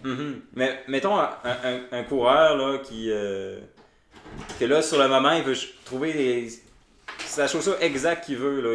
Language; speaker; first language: French; native; French